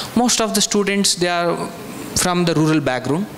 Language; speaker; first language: English; non-native, local second language; Kannada